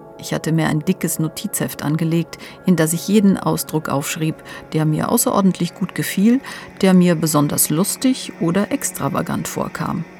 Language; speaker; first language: German; native; German